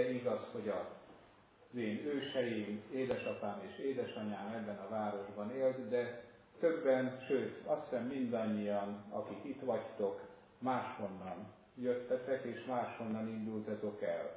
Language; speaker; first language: Hungarian; native; Hungarian